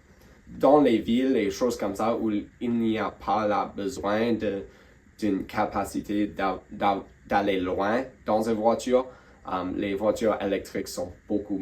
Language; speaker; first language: French; non-native, local second language; English